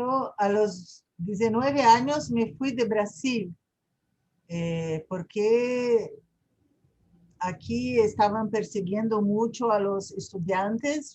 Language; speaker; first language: Spanish; non-native, fluent; Portuguese